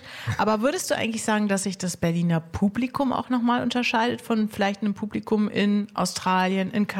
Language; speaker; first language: German; native; German